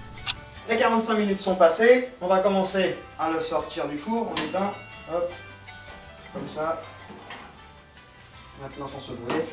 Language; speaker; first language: French; non-native, learner; Spanish